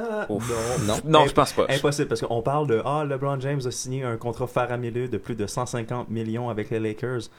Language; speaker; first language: French; native; French